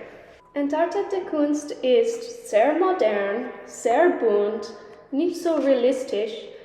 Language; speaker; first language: German; non-native, learner; English